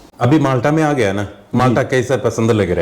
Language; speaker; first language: Hindi; non-native, local second language; Malayalam